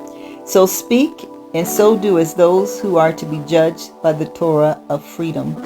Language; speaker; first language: English; native; English